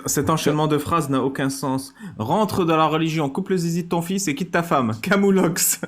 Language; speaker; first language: French; native; French